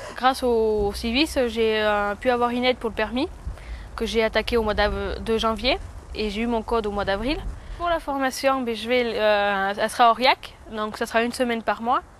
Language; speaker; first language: French; native; French